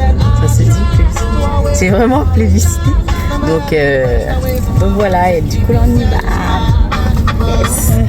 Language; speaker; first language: French; native; French